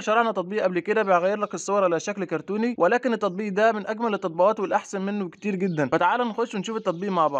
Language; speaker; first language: Arabic; native; Arabic